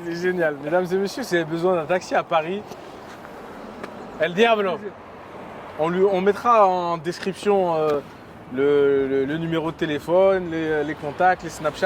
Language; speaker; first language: French; native; French